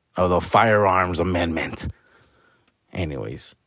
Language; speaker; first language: English; early bilingual, other home language; Spanish